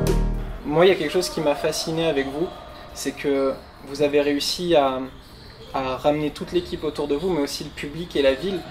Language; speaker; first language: French; native; French